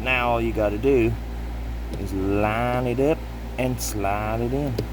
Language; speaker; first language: English; native; English